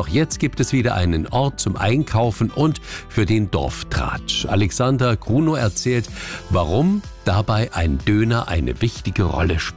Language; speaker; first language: German; native; German